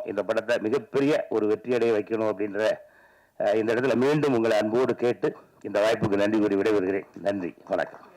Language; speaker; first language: Tamil; native; Tamil